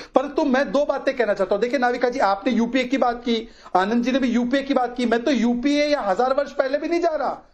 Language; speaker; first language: Hindi; native; Hindi